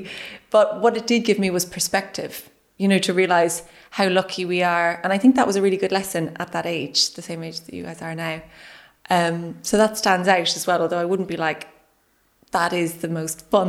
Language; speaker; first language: English; native; English